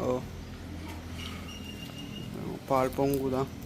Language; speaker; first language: Tamil; native; Tamil